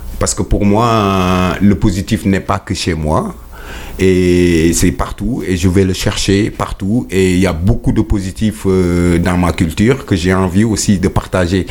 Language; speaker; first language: French; non-native, local second language; Wolof